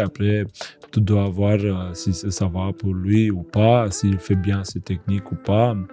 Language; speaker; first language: French; non-native, fluent; Romanian